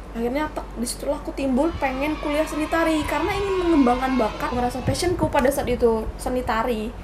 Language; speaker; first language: Indonesian; native; Indonesian